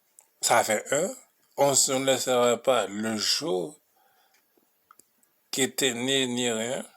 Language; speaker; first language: French; non-native, local second language; Haitian Creole